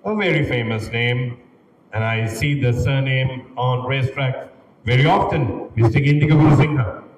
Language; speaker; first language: English; non-native, local second language; Sinhala